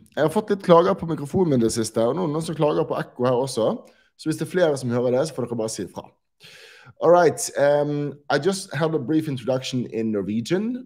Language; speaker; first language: Norwegian; native; Norwegian